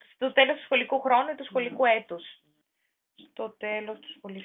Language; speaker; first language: Greek; non-native, learner; German